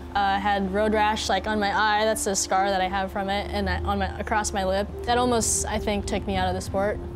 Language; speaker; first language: English; native; English